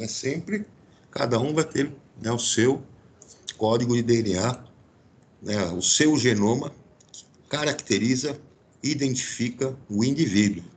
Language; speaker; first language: Portuguese; native; Portuguese